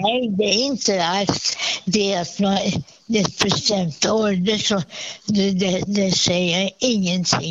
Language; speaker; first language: Swedish; non-native, fluent; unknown